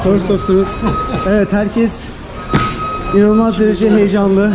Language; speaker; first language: Turkish; native; Turkish